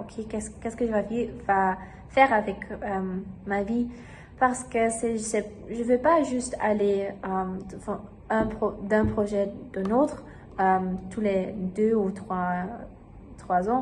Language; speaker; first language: French; non-native, learner; German